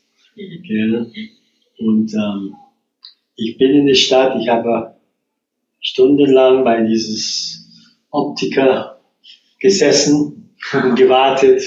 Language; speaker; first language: German; non-native, fluent; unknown